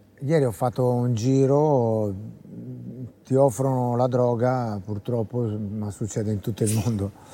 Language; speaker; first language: Italian; native; Italian